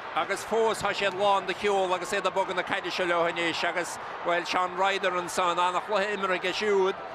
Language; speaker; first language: Irish; native; Irish